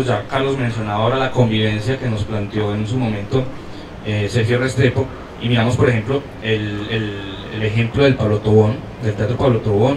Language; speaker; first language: Spanish; native; Spanish